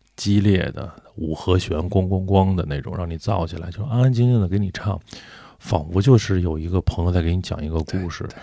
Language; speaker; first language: Chinese; native; Chinese